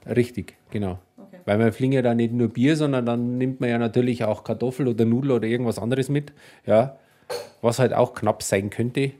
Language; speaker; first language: German; native; German